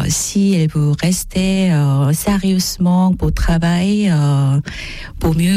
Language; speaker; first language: French; non-native, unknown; Korean